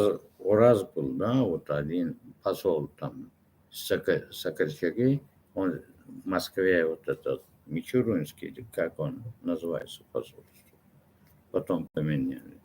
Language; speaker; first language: Russian; non-native, local second language; Turkmen